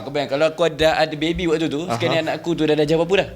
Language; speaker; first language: Malay; native; Malay